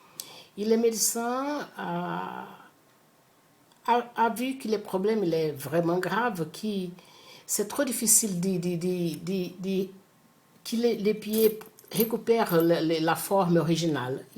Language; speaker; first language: French; non-native, fluent; Portuguese